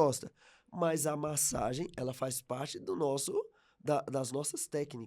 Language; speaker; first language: Portuguese; native; Portuguese